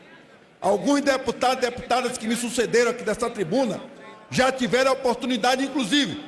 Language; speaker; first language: Portuguese; native; Portuguese